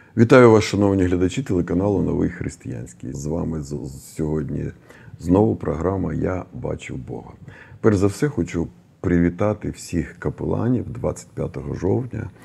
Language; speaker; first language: Ukrainian; native; Ukrainian